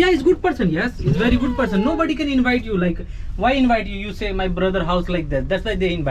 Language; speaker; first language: English; non-native, learner; Hindi